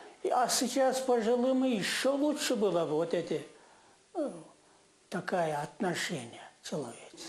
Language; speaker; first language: Russian; non-native, local second language; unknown